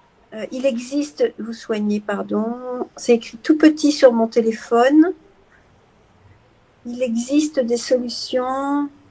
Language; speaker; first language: French; native; French